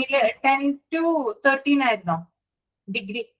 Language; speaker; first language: Malayalam; native; Malayalam